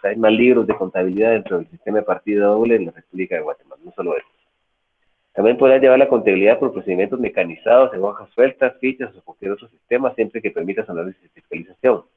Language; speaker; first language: Spanish; native; Spanish